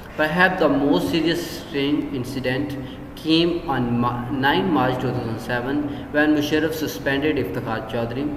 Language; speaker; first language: English; non-native, local second language; Urdu